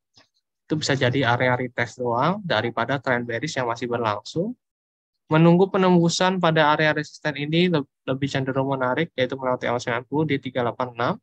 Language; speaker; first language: Indonesian; native; Indonesian